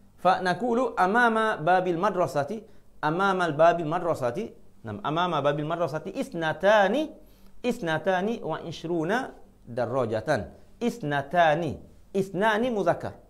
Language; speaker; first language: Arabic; non-native, fluent; Malay